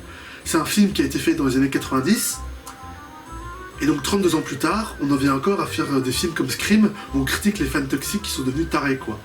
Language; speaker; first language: French; native; French